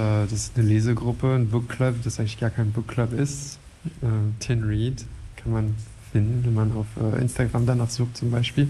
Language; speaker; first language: German; non-native, fluent; French